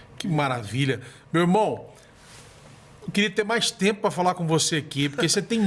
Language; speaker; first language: Portuguese; native; Portuguese